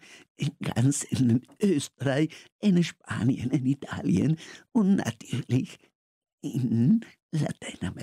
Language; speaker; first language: German; non-native, learner; Spanish